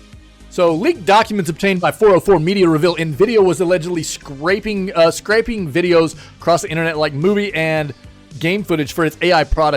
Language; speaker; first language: English; native; English